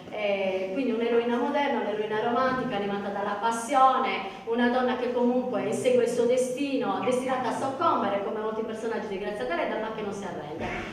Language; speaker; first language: Italian; native; Italian